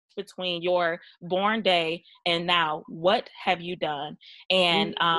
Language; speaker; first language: English; native; English